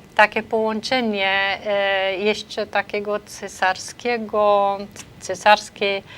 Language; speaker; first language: Polish; non-native, fluent; German